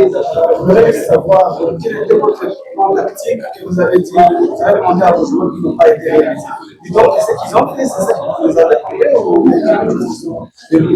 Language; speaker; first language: French; non-native, local second language; Kinyarwanda